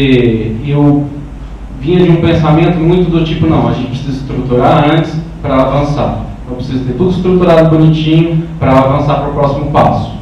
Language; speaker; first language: Portuguese; native; Portuguese